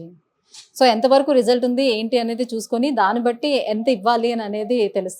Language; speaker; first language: Telugu; native; Telugu